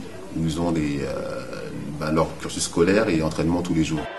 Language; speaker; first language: French; native; French